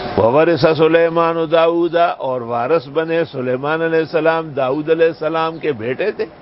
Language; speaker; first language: Urdu; non-native, local second language; Pashto